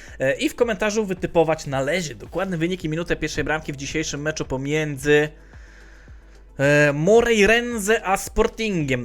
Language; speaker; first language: Polish; native; Polish